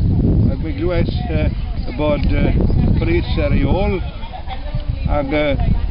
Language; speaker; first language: Welsh; non-native, learner; Irish